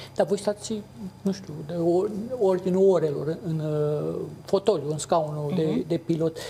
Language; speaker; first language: Romanian; native; Romanian